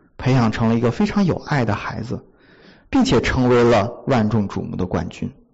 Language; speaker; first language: Chinese; native; Chinese